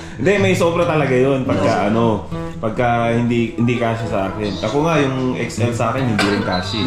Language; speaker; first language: Filipino; non-native, local second language; Iloko